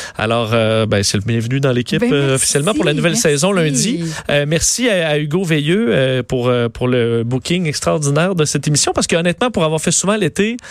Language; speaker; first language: French; native; French